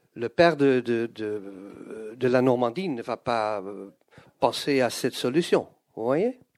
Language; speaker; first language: French; non-native, fluent; Dutch